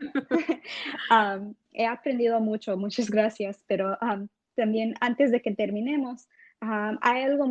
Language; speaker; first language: Spanish; early bilingual, heritage; English